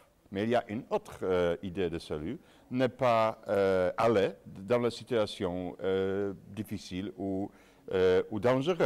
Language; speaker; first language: French; non-native, fluent; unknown